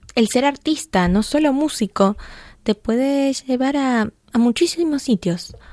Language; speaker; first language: Spanish; native; Spanish